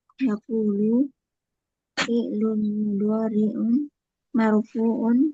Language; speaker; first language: Arabic; non-native, learner; Indonesian